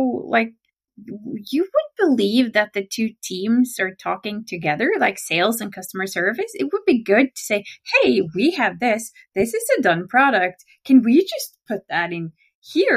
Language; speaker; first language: English; non-native, fluent; Norwegian